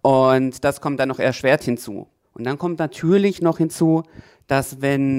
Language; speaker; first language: German; native; German